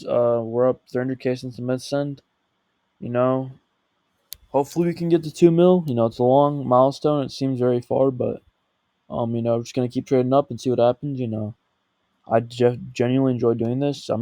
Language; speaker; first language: English; native; English